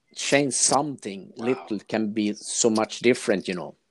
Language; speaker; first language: English; non-native, fluent; Swedish